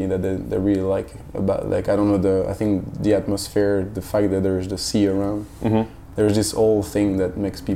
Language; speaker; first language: English; non-native, fluent; French